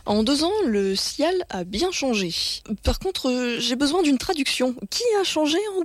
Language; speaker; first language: French; native; French